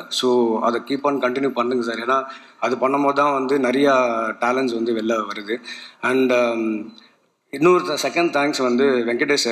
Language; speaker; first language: Tamil; native; Tamil